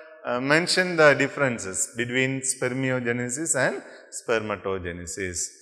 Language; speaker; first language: English; non-native, local second language; Tamil